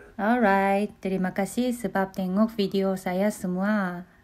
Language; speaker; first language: Malay; non-native, learner; Korean